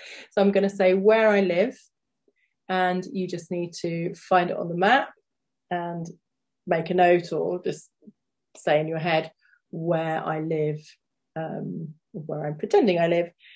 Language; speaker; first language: English; native; English